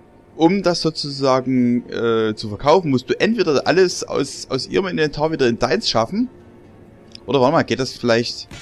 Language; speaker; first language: German; native; German